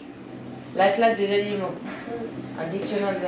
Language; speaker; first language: French; native; French